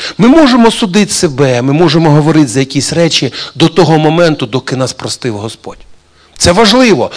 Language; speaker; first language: Ukrainian; non-native, local second language; Russian